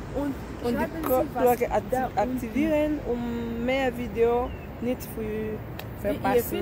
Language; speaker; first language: German; non-native, learner; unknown